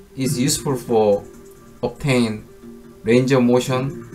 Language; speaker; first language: English; non-native, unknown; Korean